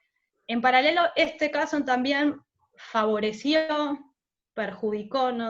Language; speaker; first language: Spanish; native; Spanish